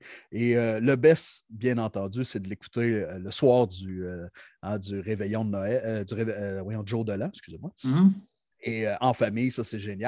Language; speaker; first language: French; native; French